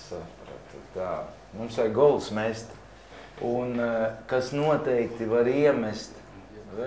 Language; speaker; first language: Latvian; native; Latvian